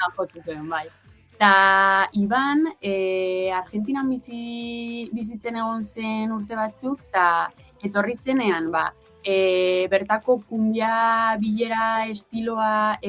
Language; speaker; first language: Basque; non-native, local second language; Spanish